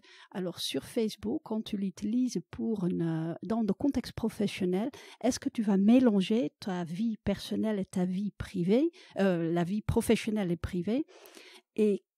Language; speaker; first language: French; non-native, fluent; Dutch